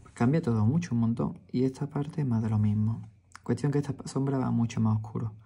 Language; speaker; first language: Spanish; native; Spanish